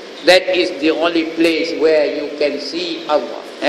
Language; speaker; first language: English; non-native, local second language; Malay